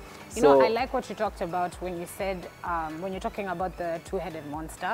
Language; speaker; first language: English; non-native, local second language; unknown